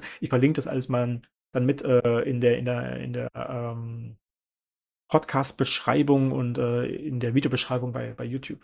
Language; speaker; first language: German; native; German